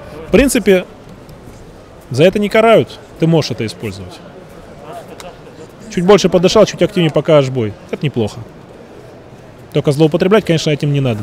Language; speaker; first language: Russian; native; Russian